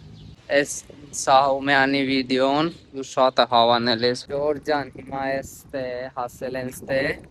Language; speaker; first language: Armenian; non-native, learner; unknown